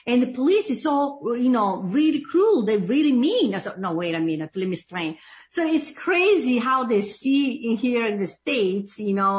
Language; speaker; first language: English; non-native, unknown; Italian